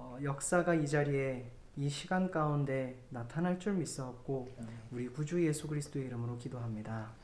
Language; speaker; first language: Korean; native; Korean